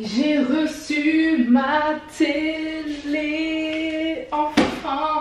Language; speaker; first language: French; native; French